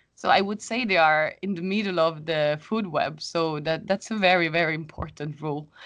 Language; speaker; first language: English; non-native, fluent; Italian